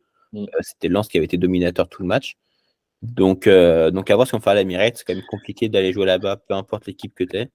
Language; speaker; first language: French; native; French